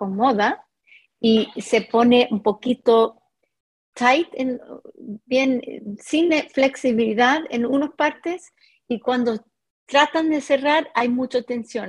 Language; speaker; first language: Spanish; non-native, fluent; English